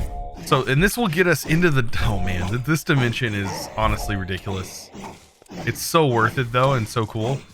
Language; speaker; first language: English; native; English